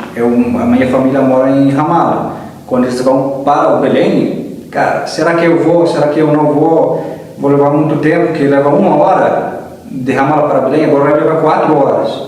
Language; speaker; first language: Portuguese; early bilingual, heritage; Arabic